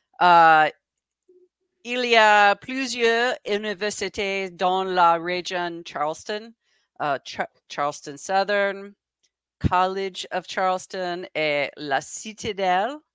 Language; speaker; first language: French; non-native, learner; English